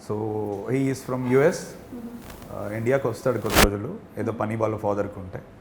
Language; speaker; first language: Telugu; native; Telugu